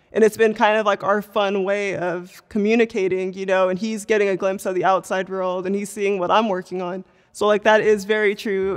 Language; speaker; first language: English; native; English